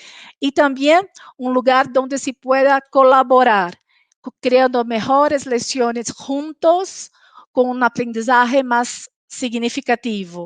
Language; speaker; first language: Spanish; non-native, local second language; Portuguese